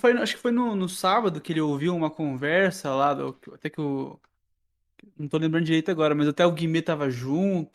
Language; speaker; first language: Portuguese; native; Portuguese